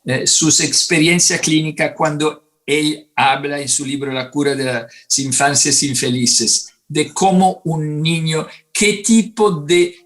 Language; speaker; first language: Spanish; non-native, fluent; Italian